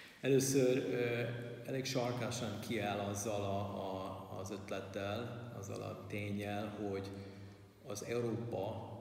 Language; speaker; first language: Hungarian; non-native, learner; English